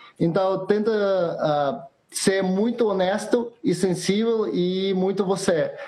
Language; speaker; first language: Portuguese; non-native, fluent; Russian